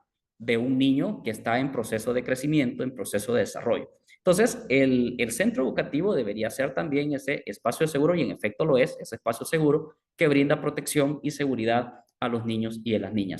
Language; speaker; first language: Spanish; native; Spanish